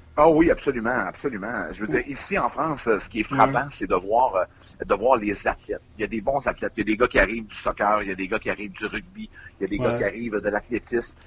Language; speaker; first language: French; native; French